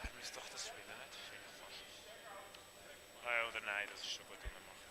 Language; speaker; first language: German; native; German